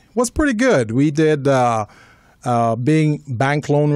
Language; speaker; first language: English; native; English